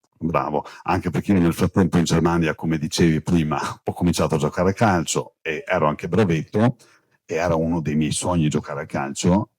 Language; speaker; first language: Italian; non-native, fluent; Turkish